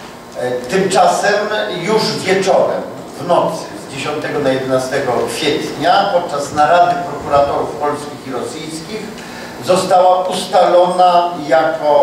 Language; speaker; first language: Polish; native; Polish